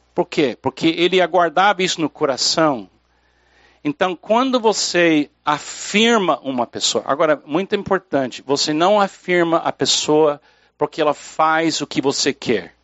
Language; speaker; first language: Portuguese; non-native, fluent; English